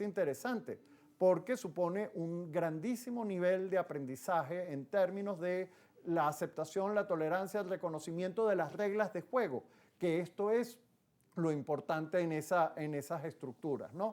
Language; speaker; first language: Spanish; native; Spanish